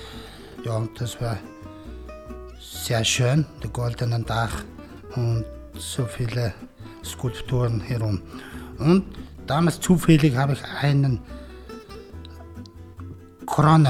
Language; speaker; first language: German; non-native, learner; Mongolian